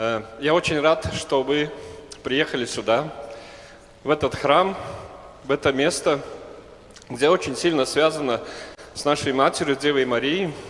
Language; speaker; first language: Russian; non-native, local second language; Latvian